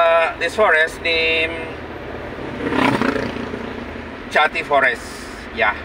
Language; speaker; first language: English; non-native, learner; Indonesian